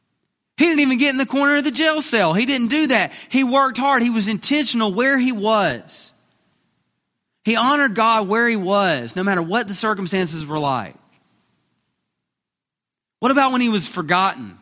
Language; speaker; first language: English; native; English